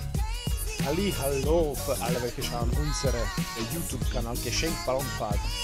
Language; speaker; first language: German; non-native, learner; Slovak